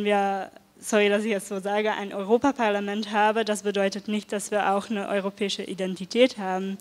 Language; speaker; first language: German; non-native, fluent; Dutch